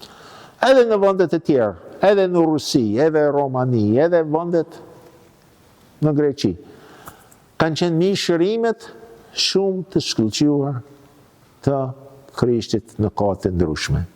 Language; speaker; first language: Albanian; non-native, fluent; English